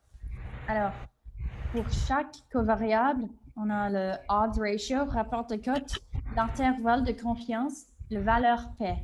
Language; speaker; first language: French; non-native, fluent; English